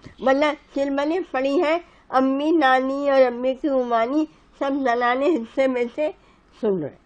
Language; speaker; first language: Urdu; native; Urdu